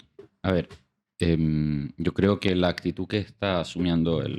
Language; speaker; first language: Spanish; native; Spanish